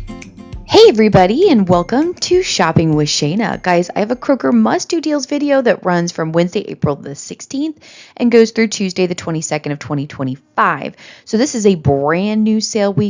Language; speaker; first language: English; native; English